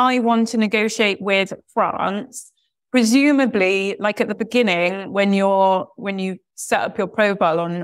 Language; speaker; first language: English; native; English